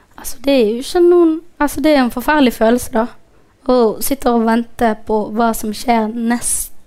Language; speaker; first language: Norwegian; non-native, fluent; Somali